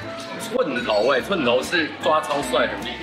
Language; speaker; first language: Chinese; native; Chinese